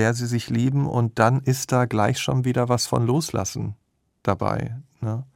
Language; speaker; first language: German; native; German